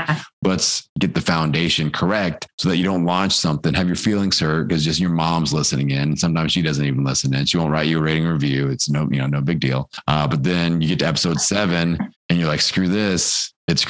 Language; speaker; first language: English; native; English